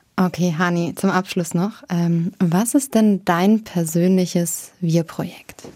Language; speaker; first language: German; native; German